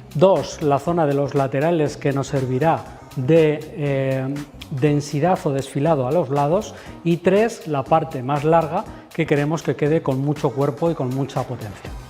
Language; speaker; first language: Spanish; native; Spanish